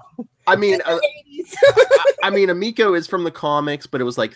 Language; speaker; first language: English; native; English